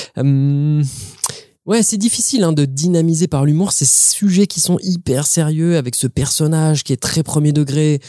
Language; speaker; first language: French; native; French